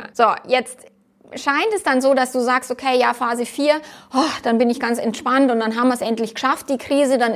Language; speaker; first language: German; native; German